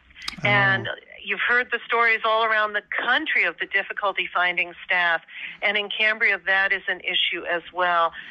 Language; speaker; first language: English; native; English